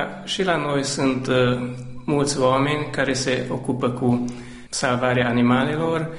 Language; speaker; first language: Romanian; non-native, local second language; Hungarian